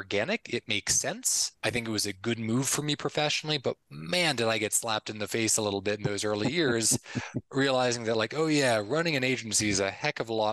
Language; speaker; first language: English; native; English